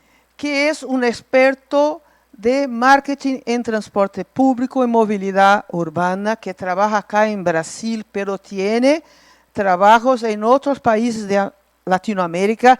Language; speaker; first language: Spanish; non-native, local second language; Portuguese